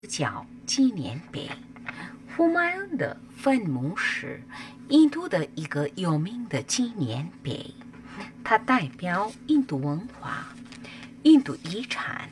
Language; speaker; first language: Chinese; non-native, learner; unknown